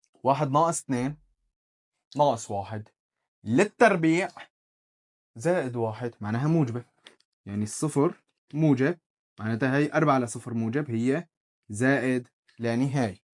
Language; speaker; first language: Arabic; native; Arabic